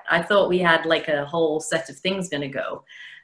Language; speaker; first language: English; native; English